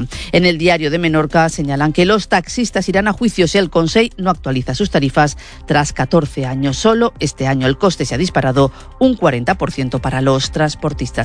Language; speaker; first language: Spanish; native; Spanish